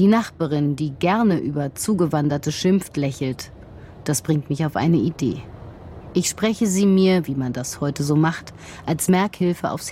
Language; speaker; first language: German; native; German